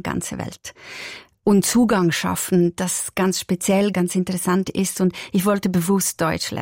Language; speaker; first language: German; non-native, local second language; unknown